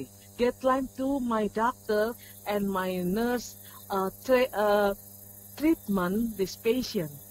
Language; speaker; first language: English; non-native, learner; Indonesian